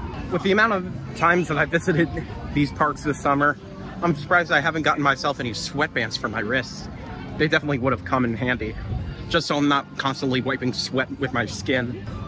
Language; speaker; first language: English; native; English